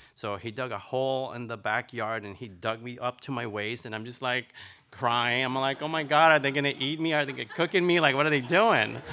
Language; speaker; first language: English; early bilingual, other home language; Spanish